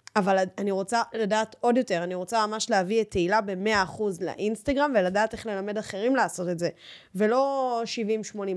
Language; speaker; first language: Hebrew; native; Hebrew